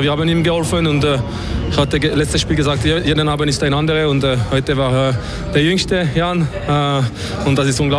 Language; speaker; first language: German; non-native, local second language; French